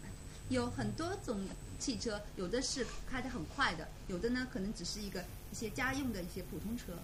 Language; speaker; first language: Chinese; native; Chinese